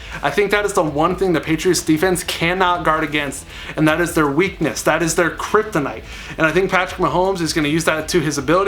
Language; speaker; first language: English; native; English